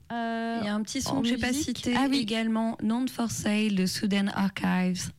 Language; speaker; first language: French; native; French